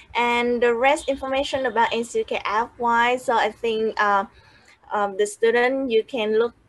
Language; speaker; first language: English; non-native, fluent; Vietnamese